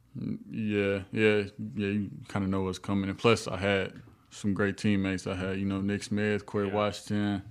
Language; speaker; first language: English; native; English